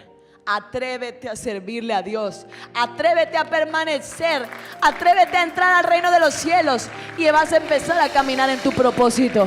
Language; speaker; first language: Spanish; native; Spanish